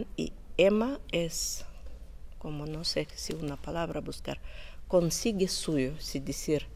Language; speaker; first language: Spanish; non-native, learner; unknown